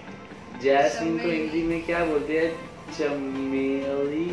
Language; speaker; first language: Hindi; non-native, local second language; Punjabi